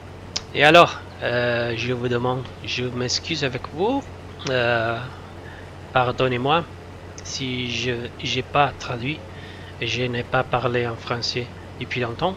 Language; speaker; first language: French; non-native, fluent; Italian